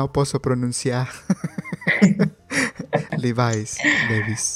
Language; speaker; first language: Portuguese; non-native, learner; Spanish